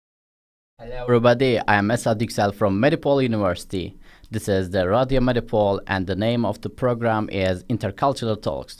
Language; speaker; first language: English; non-native, fluent; Turkish